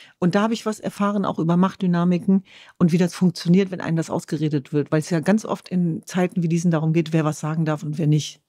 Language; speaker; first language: German; early bilingual, other home language; Kurdish